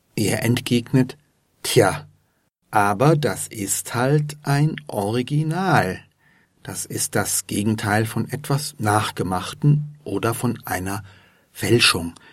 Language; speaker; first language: German; native; German